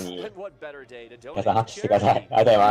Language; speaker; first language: Japanese; native; Japanese